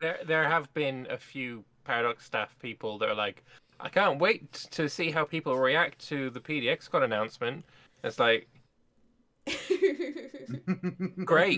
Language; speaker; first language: English; native; English